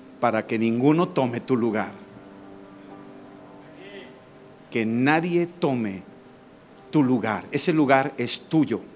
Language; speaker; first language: Spanish; native; Spanish